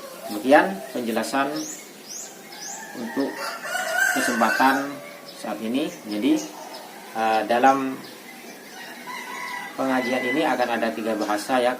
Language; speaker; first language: Indonesian; native; Indonesian